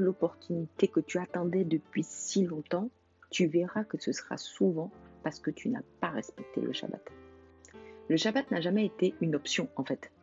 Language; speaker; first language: French; native; French